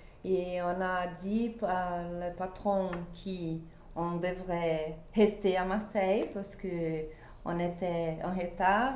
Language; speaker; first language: French; non-native, fluent; Portuguese